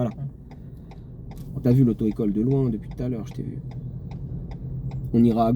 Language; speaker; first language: French; native; French